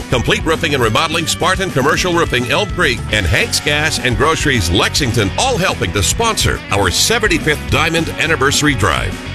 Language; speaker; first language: English; native; English